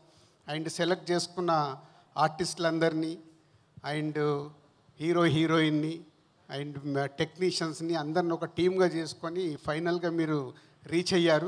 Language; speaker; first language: Telugu; native; Telugu